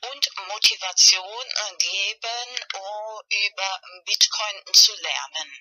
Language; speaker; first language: German; non-native, fluent; Spanish